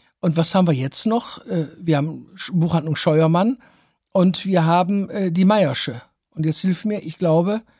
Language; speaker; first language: German; native; German